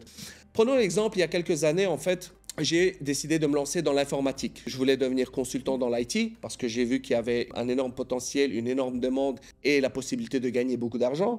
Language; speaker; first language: French; native; French